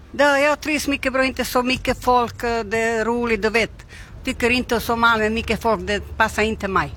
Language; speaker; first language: Swedish; non-native, learner; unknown